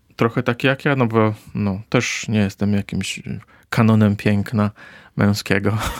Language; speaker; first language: Polish; native; Polish